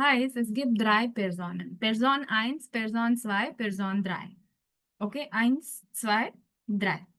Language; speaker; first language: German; non-native, fluent; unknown